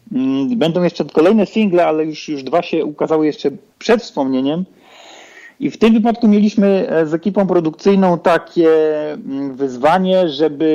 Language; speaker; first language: Polish; native; Polish